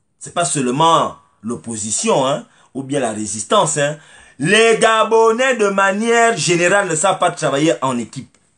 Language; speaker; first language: French; native; French